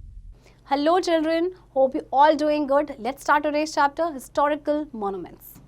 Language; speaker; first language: English; non-native, local second language; Hindi